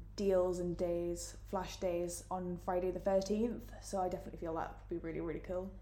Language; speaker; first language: English; native; English